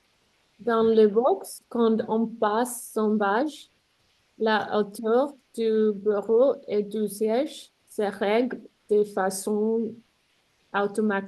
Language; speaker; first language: French; non-native, learner; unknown